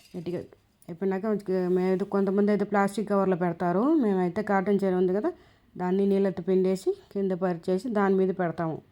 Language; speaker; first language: Telugu; non-native, local second language; Tamil